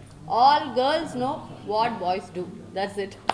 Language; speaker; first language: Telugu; non-native, learner; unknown